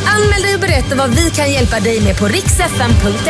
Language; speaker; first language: Swedish; native; Swedish